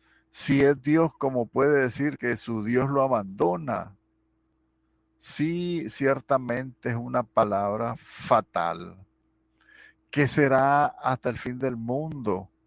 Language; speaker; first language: Spanish; native; Spanish